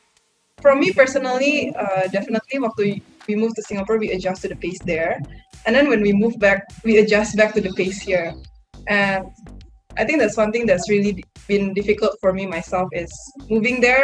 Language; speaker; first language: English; non-native, fluent; Indonesian